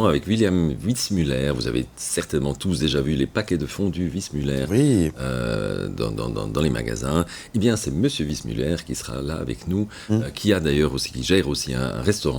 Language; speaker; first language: French; native; French